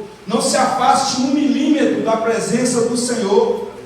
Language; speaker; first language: Portuguese; native; Portuguese